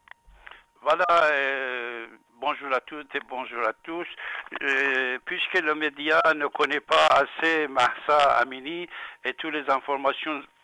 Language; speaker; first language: French; non-native, fluent; Persian